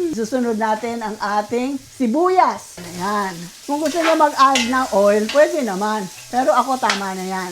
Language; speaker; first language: Filipino; native; Filipino